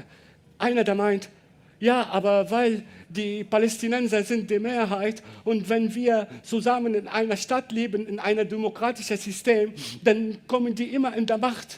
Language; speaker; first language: German; non-native, learner; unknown